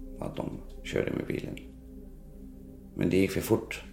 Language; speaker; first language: Swedish; non-native, local second language; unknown